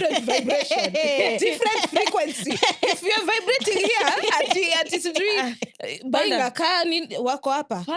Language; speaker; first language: English; non-native, local second language; Swahili